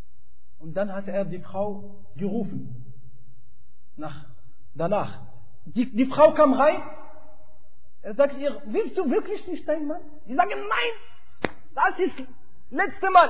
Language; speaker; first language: German; non-native, fluent; Arabic